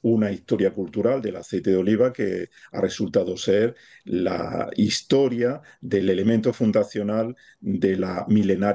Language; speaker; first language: Spanish; native; Spanish